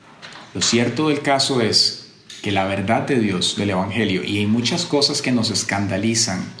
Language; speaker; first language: Spanish; native; Spanish